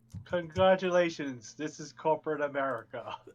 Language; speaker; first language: English; native; English